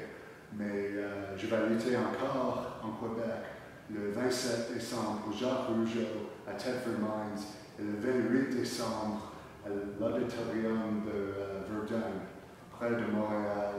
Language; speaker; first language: French; non-native, learner; English